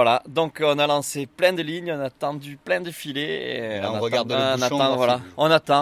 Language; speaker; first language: French; native; French